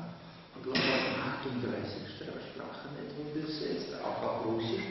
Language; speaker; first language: German; non-native, learner; Russian